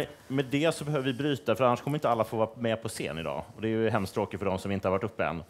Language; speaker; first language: Swedish; native; Swedish